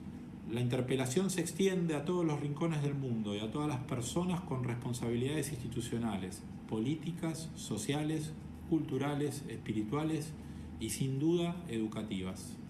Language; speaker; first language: Spanish; native; Spanish